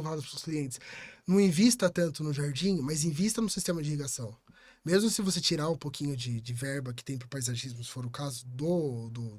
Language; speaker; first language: Portuguese; native; Portuguese